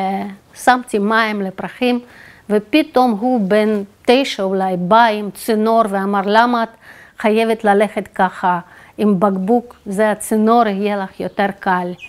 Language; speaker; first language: Hebrew; non-native, fluent; Russian